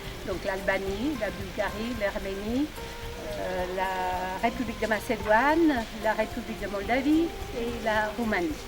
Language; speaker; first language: French; non-native, fluent; Macedonian